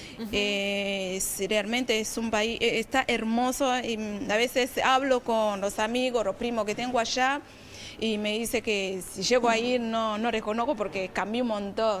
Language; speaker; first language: Spanish; non-native, fluent; Kinyarwanda